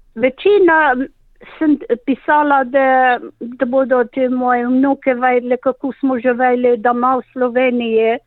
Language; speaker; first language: Slovenian; native; Slovenian